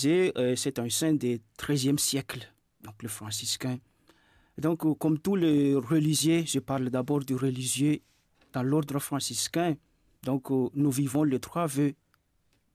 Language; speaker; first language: French; non-native, local second language; Malagasy